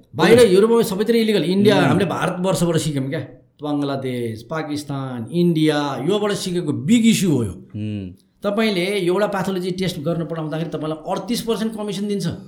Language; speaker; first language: Nepali; native; Nepali